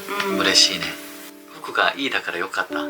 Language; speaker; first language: Japanese; non-native, learner; Korean